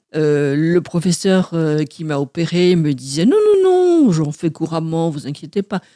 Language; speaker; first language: French; native; French